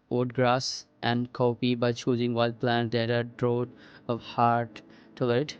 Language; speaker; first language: English; non-native, local second language; Bangla